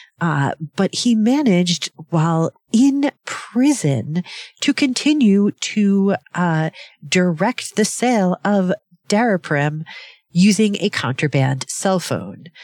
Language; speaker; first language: English; native; English